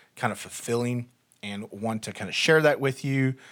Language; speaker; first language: English; native; English